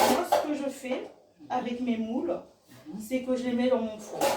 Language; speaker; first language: French; native; French